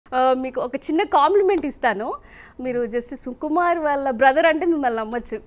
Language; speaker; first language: Telugu; native; Telugu